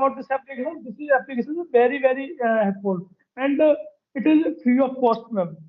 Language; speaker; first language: English; non-native, learner; Hindi